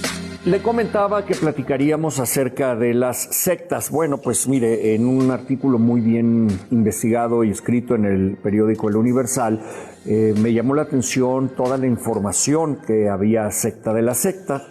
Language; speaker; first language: Spanish; native; Spanish